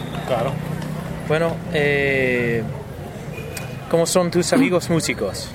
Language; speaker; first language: Spanish; non-native, fluent; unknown